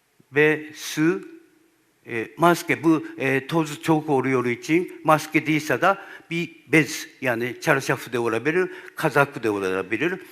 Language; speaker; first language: Turkish; non-native, learner; Japanese